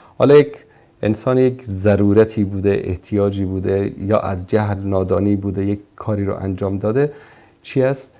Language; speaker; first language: Persian; native; Persian